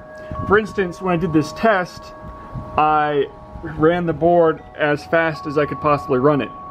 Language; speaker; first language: English; native; English